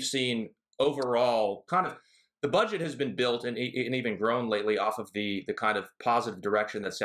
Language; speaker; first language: English; native; English